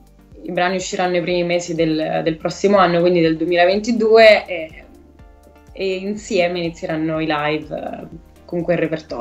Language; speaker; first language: Italian; native; Italian